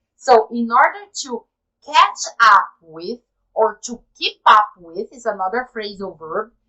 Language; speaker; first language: English; non-native, fluent; Portuguese